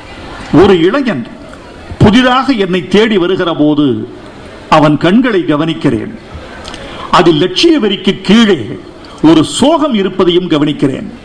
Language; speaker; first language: Tamil; native; Tamil